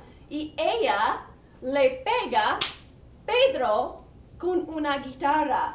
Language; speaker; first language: Spanish; non-native, fluent; English